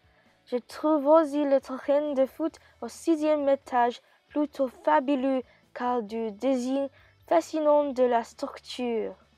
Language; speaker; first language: French; non-native, learner; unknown